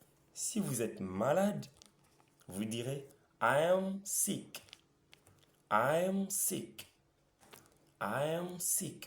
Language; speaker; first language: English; non-native, fluent; French